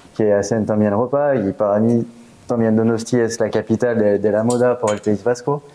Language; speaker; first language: Spanish; non-native, fluent; French